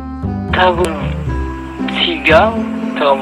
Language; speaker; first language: Japanese; non-native, learner; Indonesian